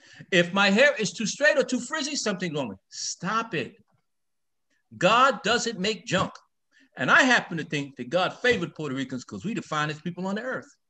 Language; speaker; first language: English; early bilingual, other home language; Spanish